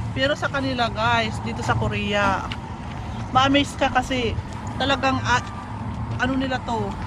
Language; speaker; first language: Filipino; native; Filipino